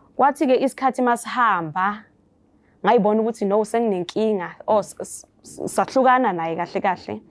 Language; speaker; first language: Zulu; native; Zulu